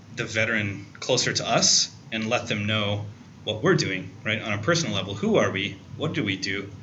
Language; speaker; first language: English; native; English